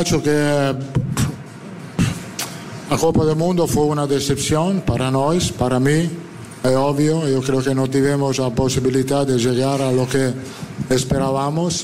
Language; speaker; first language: Portuguese; non-native, learner; Spanish